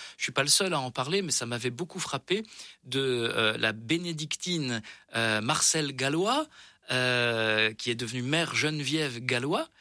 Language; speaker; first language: French; native; French